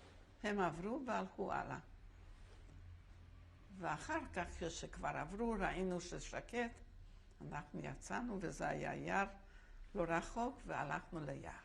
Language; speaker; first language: Hebrew; non-native, fluent; Polish